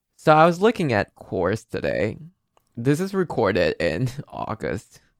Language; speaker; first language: English; non-native, fluent; Chinese